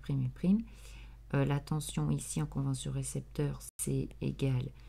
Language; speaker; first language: French; native; French